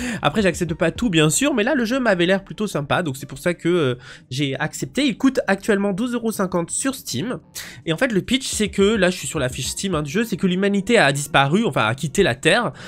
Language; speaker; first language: French; native; French